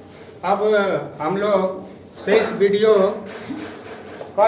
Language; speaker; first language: Hindi; native; Hindi